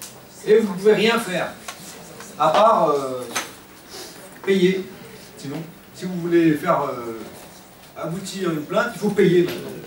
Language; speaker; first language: French; native; French